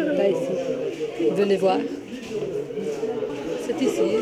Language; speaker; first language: French; non-native, learner; Albanian